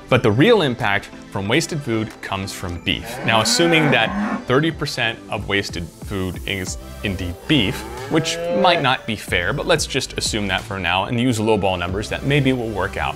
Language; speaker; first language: English; native; English